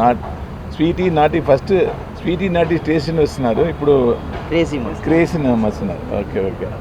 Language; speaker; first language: Telugu; non-native, learner; Tamil